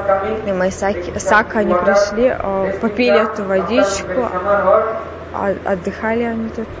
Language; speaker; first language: Russian; non-native, fluent; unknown